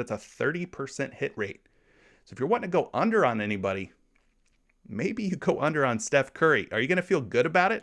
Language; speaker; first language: English; native; English